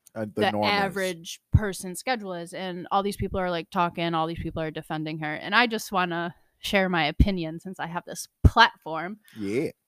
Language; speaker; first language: English; native; English